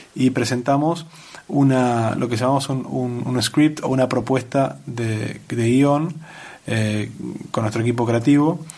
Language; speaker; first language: Spanish; native; Spanish